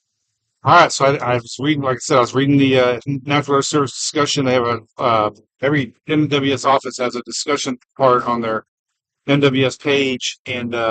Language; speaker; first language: English; native; English